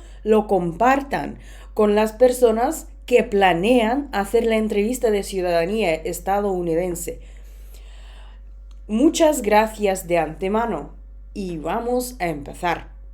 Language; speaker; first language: Spanish; non-native, fluent; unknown